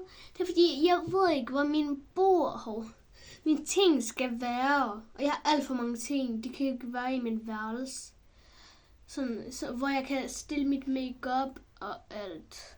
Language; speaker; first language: Danish; early bilingual, other home language; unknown